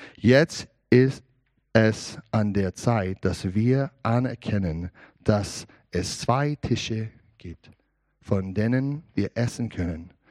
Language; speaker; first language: German; non-native, learner; English